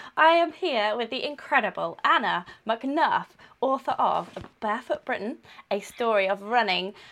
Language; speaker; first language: English; native; English